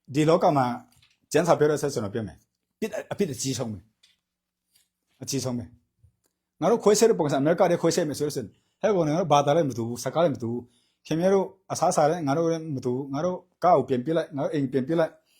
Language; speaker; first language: Burmese; non-native, local second language; Tedim Chin